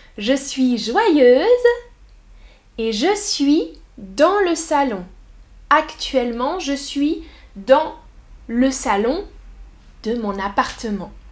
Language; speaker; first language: French; native; French